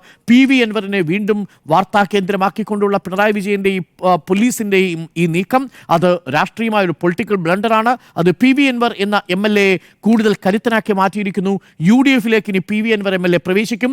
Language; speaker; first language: Malayalam; native; Malayalam